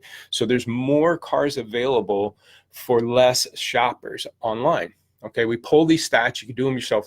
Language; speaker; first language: English; native; English